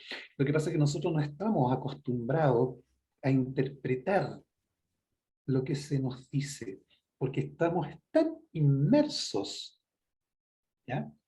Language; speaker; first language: Spanish; native; Spanish